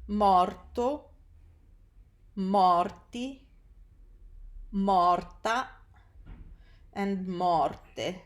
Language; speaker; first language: Italian; non-native, fluent; English